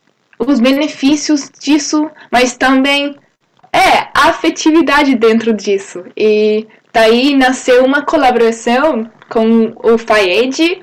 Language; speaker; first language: Portuguese; non-native, fluent; English